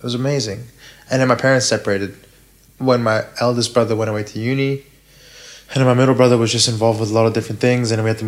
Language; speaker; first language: English; native; English